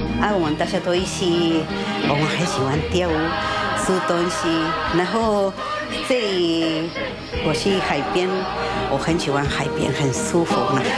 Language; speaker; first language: Chinese; non-native, learner; Spanish